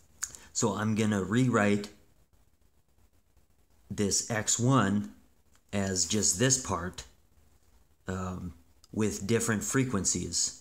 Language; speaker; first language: English; native; English